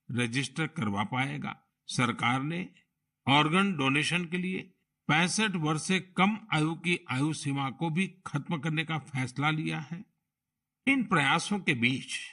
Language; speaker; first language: Hindi; non-native, local second language; Gujarati